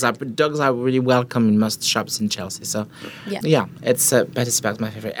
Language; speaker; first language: English; non-native, fluent; French